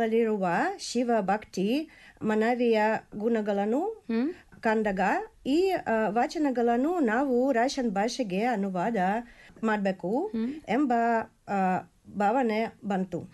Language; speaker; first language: Kannada; non-native, learner; Russian